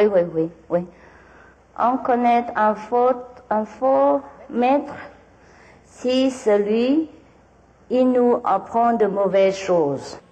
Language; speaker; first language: French; non-native, learner; Vietnamese